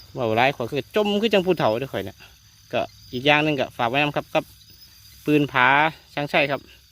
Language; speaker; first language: Thai; native; Thai